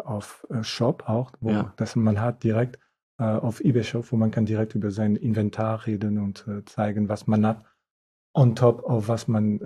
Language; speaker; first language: German; non-native, fluent; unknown